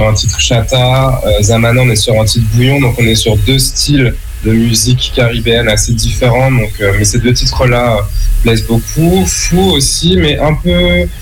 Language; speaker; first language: French; native; French